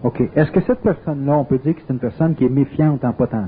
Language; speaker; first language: French; native; French